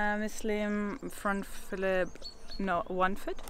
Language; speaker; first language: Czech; non-native, learner; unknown